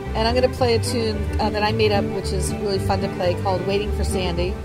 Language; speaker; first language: English; native; English